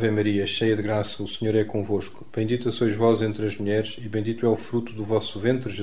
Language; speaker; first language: Portuguese; native; Portuguese